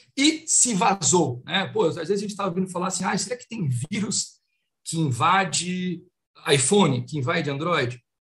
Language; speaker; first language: Portuguese; native; Portuguese